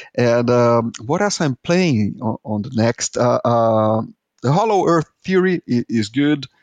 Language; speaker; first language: English; non-native, fluent; Portuguese